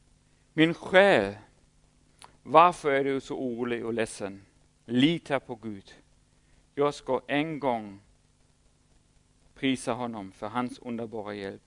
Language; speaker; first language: Swedish; non-native, fluent; German